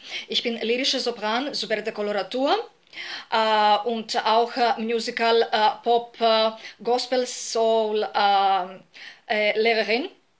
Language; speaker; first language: German; non-native, learner; Greek